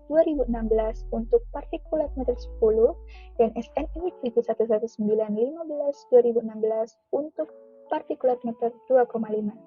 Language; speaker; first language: Indonesian; native; Indonesian